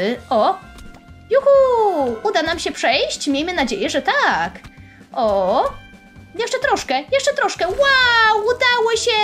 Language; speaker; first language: Polish; native; Polish